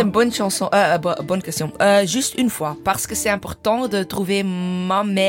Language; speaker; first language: French; non-native, learner; English